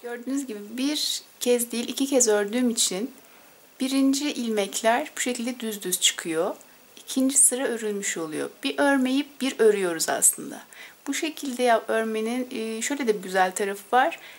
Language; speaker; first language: Turkish; native; Turkish